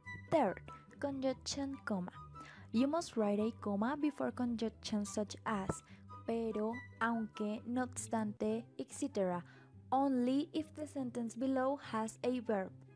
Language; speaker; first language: English; non-native, learner; Spanish